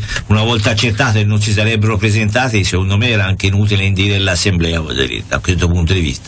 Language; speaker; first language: Italian; native; Italian